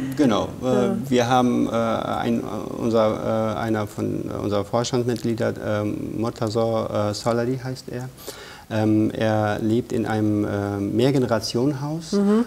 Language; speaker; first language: German; non-native, fluent; Persian